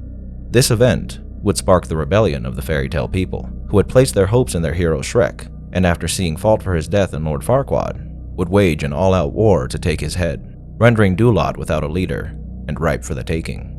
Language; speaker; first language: English; native; English